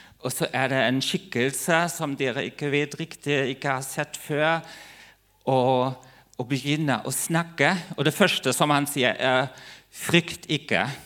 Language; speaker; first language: Norwegian; non-native, fluent; German